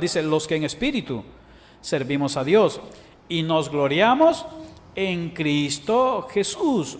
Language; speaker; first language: Spanish; native; Spanish